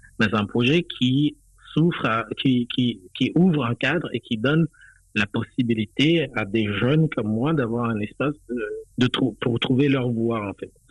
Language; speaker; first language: French; non-native, local second language; Haitian Creole